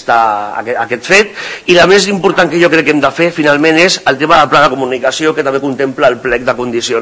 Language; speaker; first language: Catalan; native; Catalan